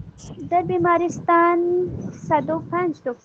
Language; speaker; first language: Persian; non-native, learner; Urdu